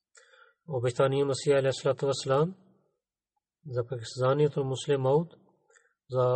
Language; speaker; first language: Bulgarian; non-native, learner; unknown